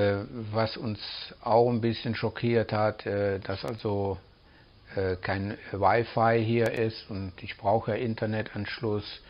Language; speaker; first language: German; native; German